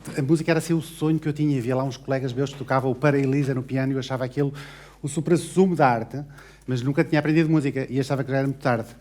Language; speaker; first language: Portuguese; native; Portuguese